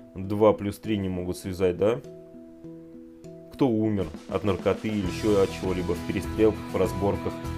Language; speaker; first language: Russian; native; Russian